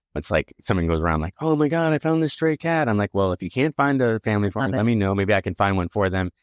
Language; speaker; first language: English; native; English